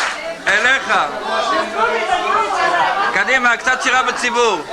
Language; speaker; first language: Hebrew; native; Hebrew